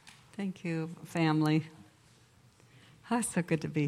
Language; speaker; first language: English; native; English